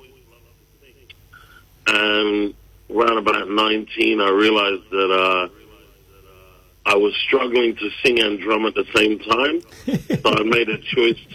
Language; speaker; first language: English; native; English